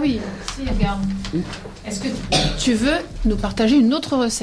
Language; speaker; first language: French; native; French